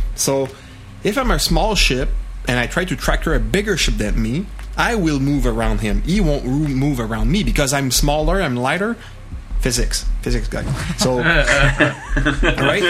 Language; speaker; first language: English; non-native, fluent; French